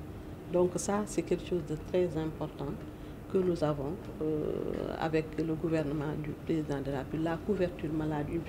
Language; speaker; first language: French; non-native, local second language; Wolof